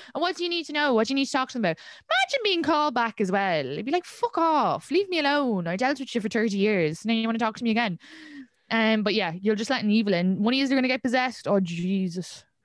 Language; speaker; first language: English; native; English